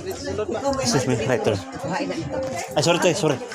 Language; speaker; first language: English; non-native, local second language; Cebuano